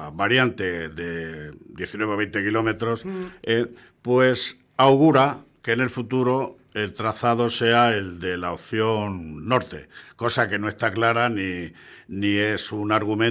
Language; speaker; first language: Spanish; native; Spanish